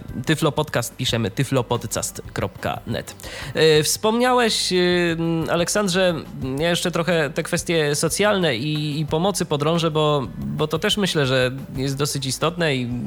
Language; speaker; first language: Polish; native; Polish